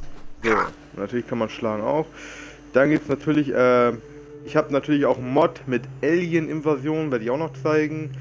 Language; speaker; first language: German; native; German